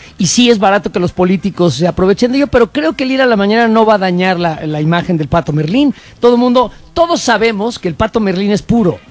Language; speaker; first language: Spanish; native; Spanish